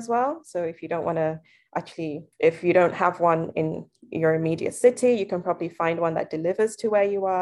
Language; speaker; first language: English; non-native, local second language; Yoruba